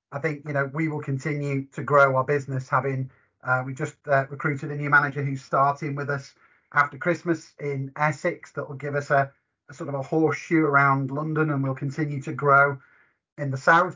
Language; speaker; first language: English; native; English